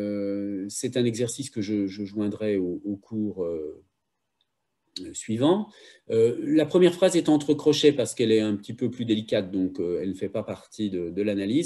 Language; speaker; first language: French; native; French